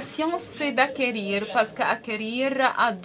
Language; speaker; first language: French; non-native, local second language; Arabic